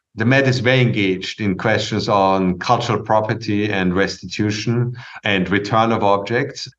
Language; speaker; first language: English; non-native, fluent; German